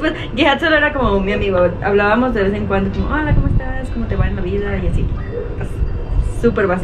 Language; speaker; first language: Spanish; native; Spanish